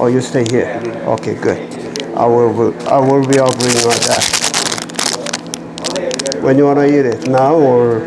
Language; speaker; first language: English; non-native, learner; Korean